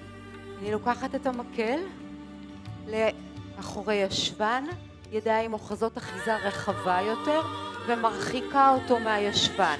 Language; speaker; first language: Hebrew; native; Hebrew